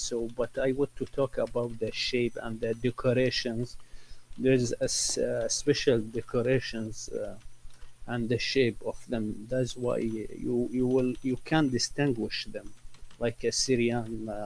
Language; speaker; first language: English; non-native, learner; Arabic